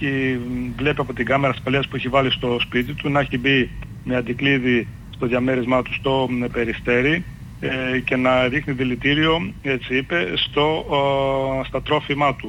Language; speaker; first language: Greek; native; Greek